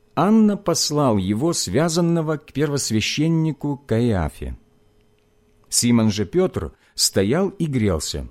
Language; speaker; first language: Russian; native; Russian